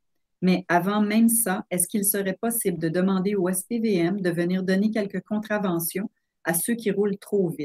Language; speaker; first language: French; native; French